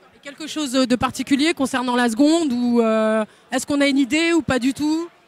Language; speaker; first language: French; native; French